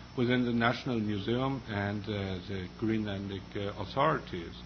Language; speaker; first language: English; non-native, fluent; Danish